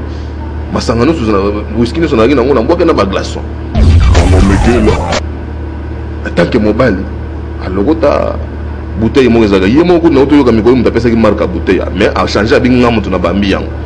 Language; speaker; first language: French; non-native, local second language; Lingala